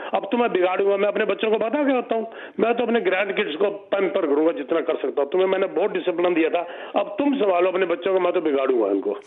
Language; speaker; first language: Hindi; native; Hindi